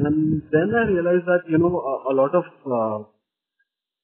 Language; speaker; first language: English; non-native, local second language; Marathi